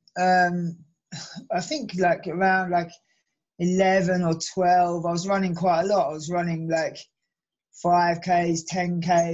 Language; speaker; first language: English; native; English